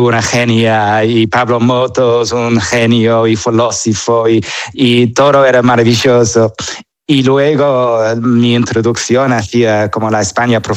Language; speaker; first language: Spanish; non-native, fluent; English